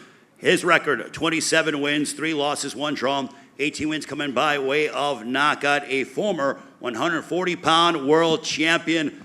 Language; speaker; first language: English; native; English